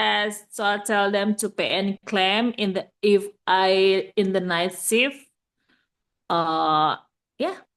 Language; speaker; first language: English; non-native, learner; Indonesian